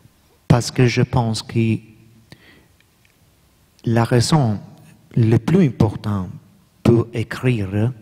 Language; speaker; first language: French; non-native, learner; Italian